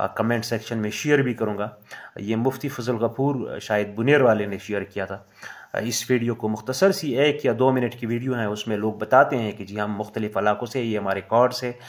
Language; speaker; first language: Urdu; non-native, local second language; Pashto